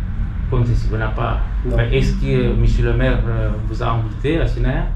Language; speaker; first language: French; non-native, fluent; Romanian